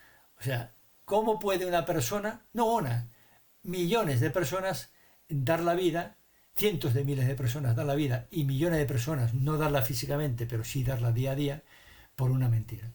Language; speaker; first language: Spanish; native; Spanish